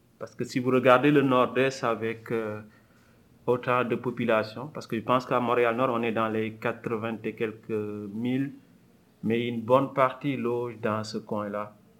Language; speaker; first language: French; non-native, local second language; Wolof